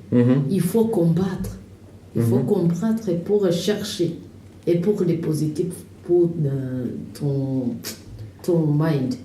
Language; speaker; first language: French; non-native, learner; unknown